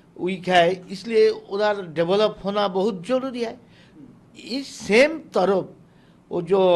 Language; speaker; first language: Hindi; non-native, local second language; Bangla